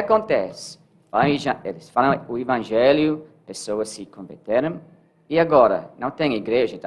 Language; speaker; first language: Portuguese; non-native, learner; English